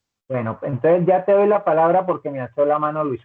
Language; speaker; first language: Spanish; native; Spanish